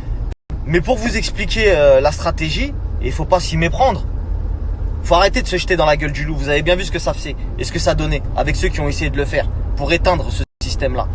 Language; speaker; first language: French; native; French